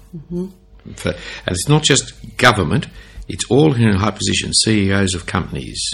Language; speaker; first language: English; native; English